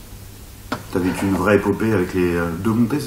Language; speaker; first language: French; native; French